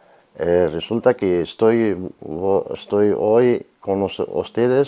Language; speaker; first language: Spanish; non-native, learner; Arabic